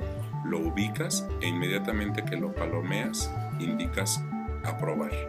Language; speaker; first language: Spanish; native; Spanish